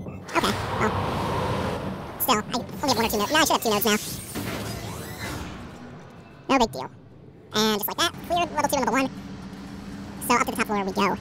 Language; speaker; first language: English; native; English